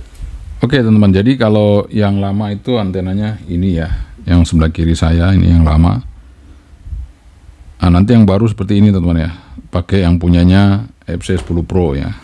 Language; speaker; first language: Indonesian; native; Indonesian